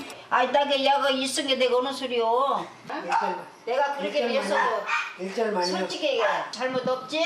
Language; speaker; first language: Korean; native; Korean